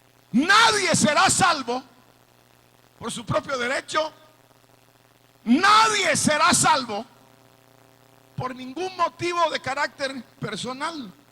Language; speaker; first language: Spanish; native; Spanish